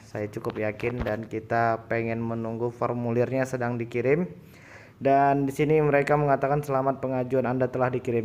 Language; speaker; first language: Indonesian; native; Indonesian